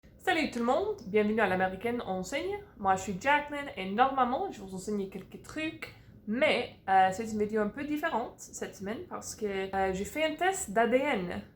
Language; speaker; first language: French; non-native, fluent; English